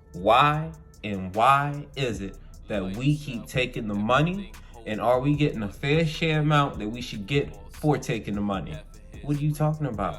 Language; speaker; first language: English; native; English